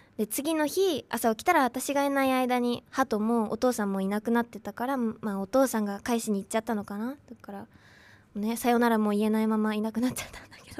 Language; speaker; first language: Japanese; native; Japanese